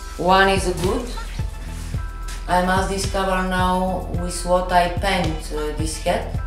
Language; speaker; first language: English; non-native, learner; Bulgarian